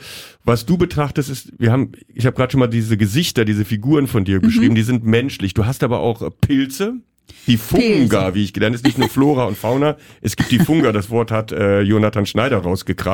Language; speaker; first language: German; native; German